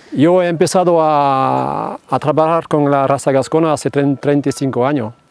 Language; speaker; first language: Spanish; non-native, fluent; French